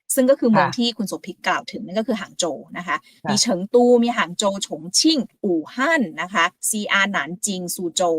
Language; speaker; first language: Thai; native; Thai